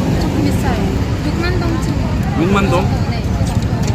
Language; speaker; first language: Korean; non-native, learner; Vietnamese